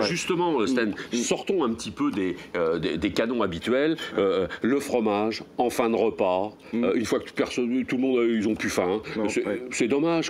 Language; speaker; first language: French; native; French